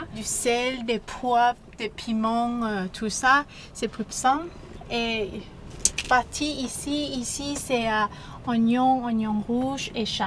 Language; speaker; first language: French; non-native, learner; Thai